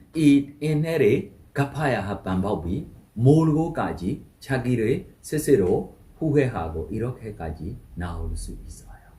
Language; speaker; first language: Korean; non-native, learner; Burmese